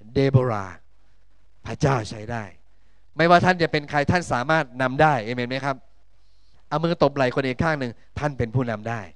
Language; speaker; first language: Thai; native; Thai